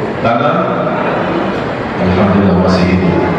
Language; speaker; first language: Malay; non-native, fluent; Arabic